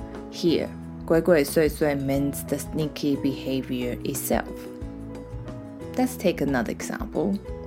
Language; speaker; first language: English; non-native, fluent; Chinese